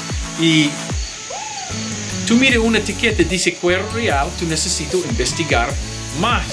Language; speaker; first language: Spanish; non-native, learner; English